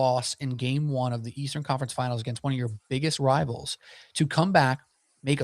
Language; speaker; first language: English; native; English